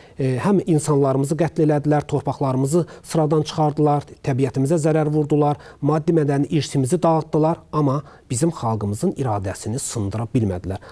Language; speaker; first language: Azerbaijani; native; Azerbaijani